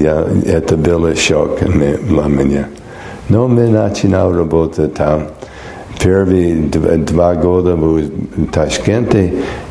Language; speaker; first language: Russian; non-native, learner; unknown